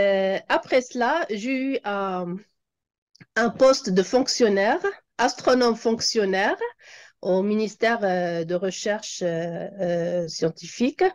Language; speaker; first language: French; non-native, local second language; Arabic